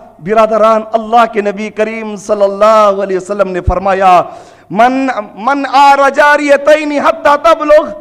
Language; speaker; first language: Urdu; native; Urdu